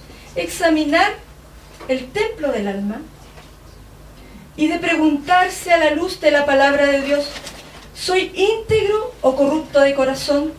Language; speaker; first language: Spanish; native; Spanish